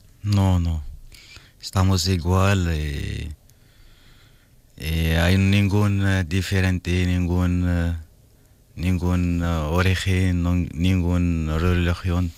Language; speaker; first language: Spanish; non-native, learner; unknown